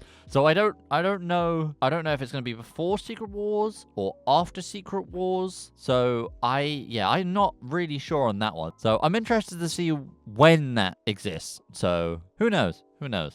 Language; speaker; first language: English; native; English